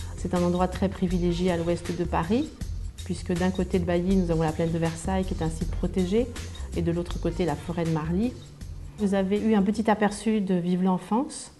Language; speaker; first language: French; native; French